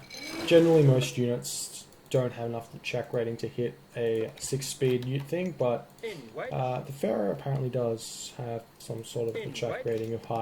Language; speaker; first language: English; native; English